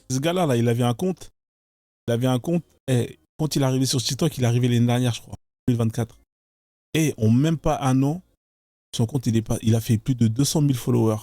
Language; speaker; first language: French; native; French